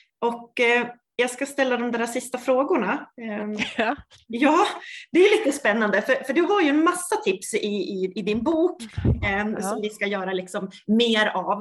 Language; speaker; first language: Swedish; native; Swedish